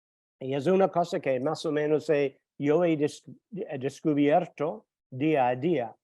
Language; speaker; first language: Spanish; non-native, fluent; English